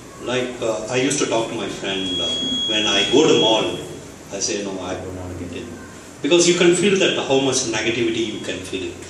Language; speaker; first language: English; non-native, local second language; Tamil